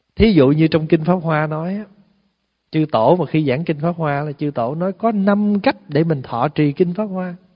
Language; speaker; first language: Vietnamese; early bilingual, heritage; Vietnamese